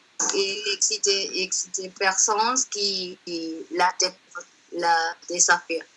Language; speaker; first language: French; non-native, learner; Spanish